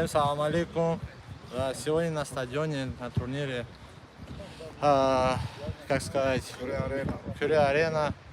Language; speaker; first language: Russian; non-native, local second language; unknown